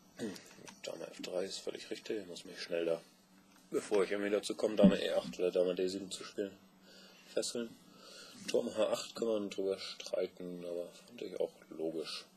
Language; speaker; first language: German; native; German